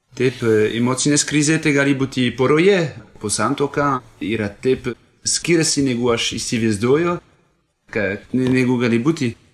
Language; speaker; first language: Lithuanian; non-native, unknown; French